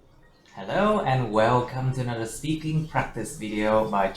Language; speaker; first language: English; non-native, fluent; Vietnamese